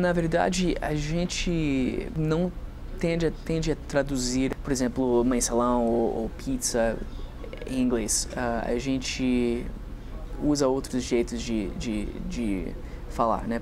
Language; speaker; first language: Portuguese; non-native, fluent; English